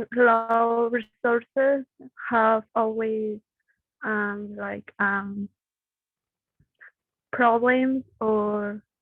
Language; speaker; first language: English; non-native, learner; Spanish